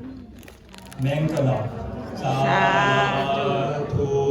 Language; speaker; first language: French; non-native, learner; Thai